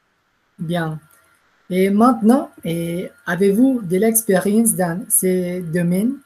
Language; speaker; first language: French; non-native, learner; Spanish